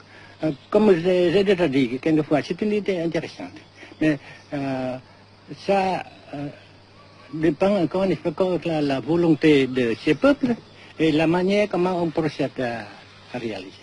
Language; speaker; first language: French; non-native, local second language; Vietnamese